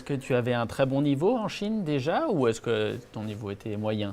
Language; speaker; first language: French; native; French